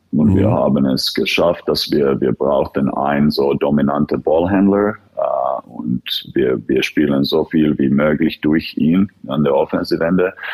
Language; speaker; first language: German; non-native, fluent; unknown